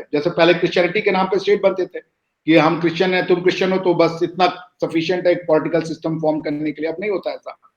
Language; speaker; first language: Hindi; native; Hindi